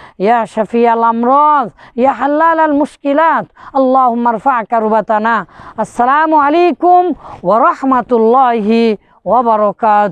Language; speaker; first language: Arabic; non-native, fluent; Bangla